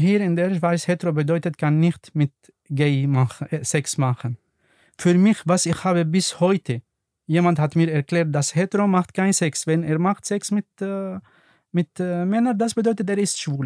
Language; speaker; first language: German; non-native, learner; Arabic